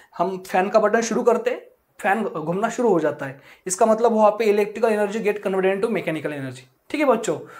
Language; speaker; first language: Hindi; non-native, local second language; Marathi